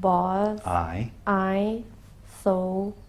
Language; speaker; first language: English; non-native, learner; Thai